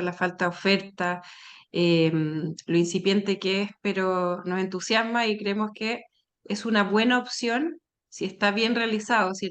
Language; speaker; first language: Spanish; native; Spanish